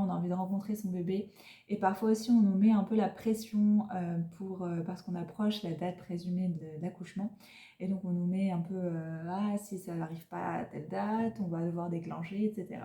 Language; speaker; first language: French; native; French